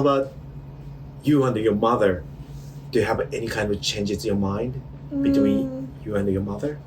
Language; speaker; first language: English; non-native, learner; Japanese